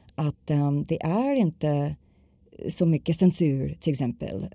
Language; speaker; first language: Swedish; non-native, fluent; English